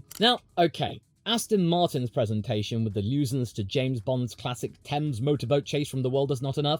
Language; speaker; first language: English; native; English